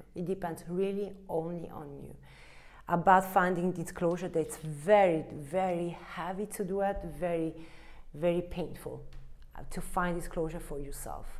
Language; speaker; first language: English; non-native, fluent; Italian